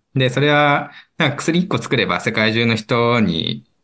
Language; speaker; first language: Japanese; native; Japanese